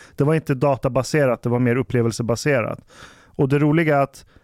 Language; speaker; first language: Swedish; native; Swedish